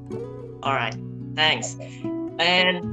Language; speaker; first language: English; non-native, fluent; Indonesian